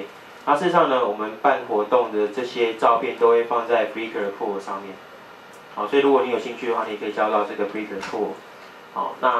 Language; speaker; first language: Chinese; native; Chinese